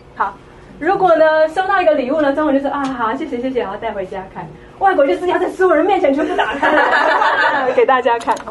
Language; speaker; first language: Chinese; native; Chinese